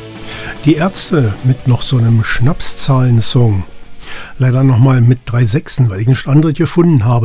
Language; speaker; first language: German; native; German